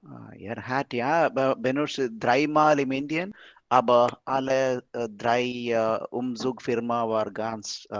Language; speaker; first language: German; non-native, learner; Tamil